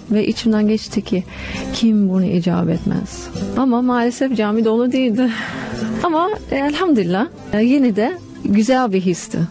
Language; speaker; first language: Turkish; non-native, fluent; English